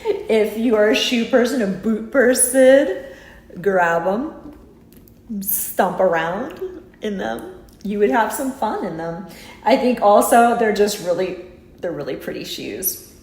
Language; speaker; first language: English; native; English